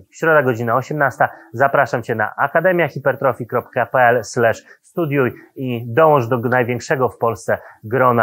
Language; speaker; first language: Polish; native; Polish